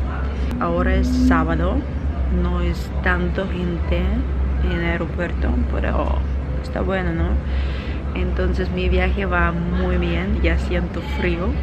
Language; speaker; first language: Spanish; non-native, learner; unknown